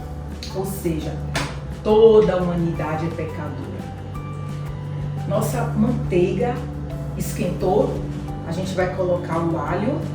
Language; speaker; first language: Portuguese; native; Portuguese